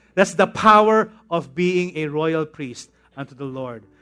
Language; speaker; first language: English; non-native, local second language; Filipino